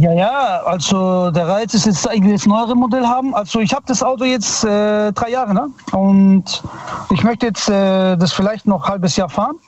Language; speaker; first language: German; early bilingual, other home language; Italian